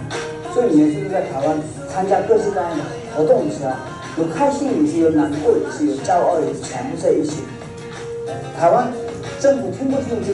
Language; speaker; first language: Chinese; non-native, fluent; Tibetan